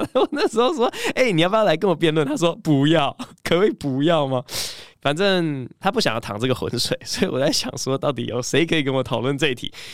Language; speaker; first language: Chinese; early bilingual, other home language; English